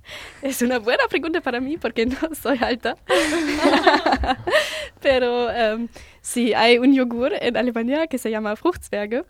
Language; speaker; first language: Spanish; non-native, learner; German